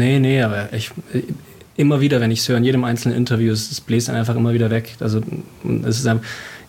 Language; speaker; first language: German; native; German